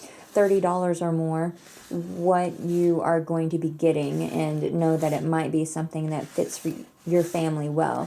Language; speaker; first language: English; native; English